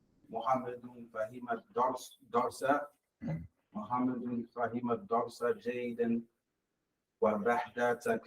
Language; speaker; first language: Arabic; non-native, learner; English